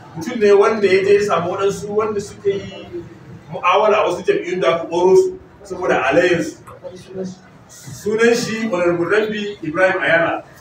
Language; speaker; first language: Hausa; non-native, local second language; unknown